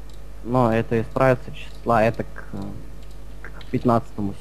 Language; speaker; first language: Russian; native; Russian